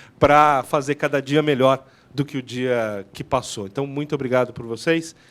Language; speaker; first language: Portuguese; native; Portuguese